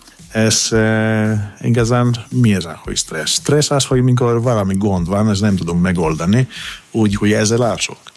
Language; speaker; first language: Hungarian; non-native, fluent; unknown